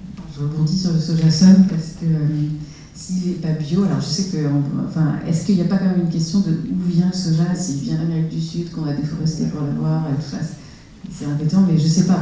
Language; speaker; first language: French; native; French